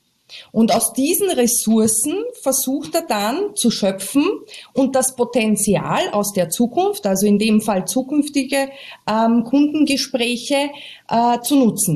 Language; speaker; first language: German; native; German